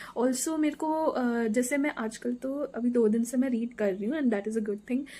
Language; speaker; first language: Hindi; native; Hindi